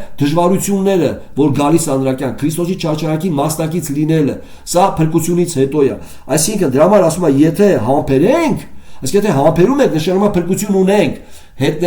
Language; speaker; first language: Armenian; native; Armenian